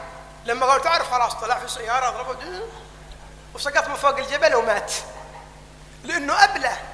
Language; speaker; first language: Arabic; native; Arabic